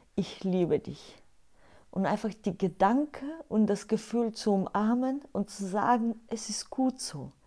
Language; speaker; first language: German; non-native, fluent; Bulgarian